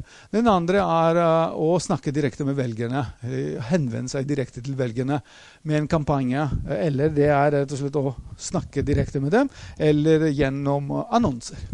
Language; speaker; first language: Norwegian; non-native, fluent; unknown